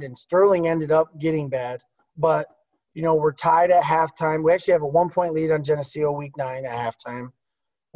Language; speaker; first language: English; native; English